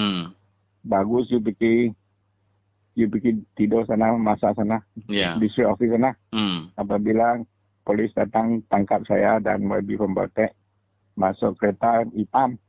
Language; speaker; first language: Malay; non-native, local second language; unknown